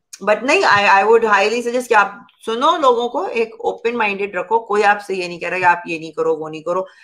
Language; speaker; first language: Urdu; native; Urdu